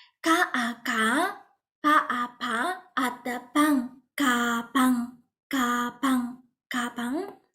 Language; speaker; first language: Korean; non-native, fluent; Burmese